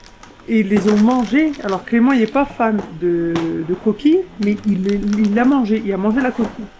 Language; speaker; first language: French; native; French